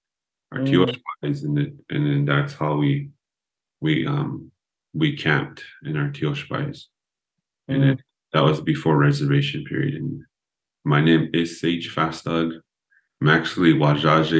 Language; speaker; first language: English; early bilingual, other home language; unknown